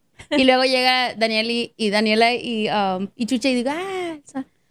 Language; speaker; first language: Spanish; early bilingual, heritage; Spanish